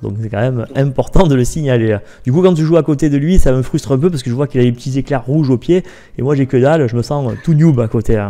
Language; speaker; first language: French; native; French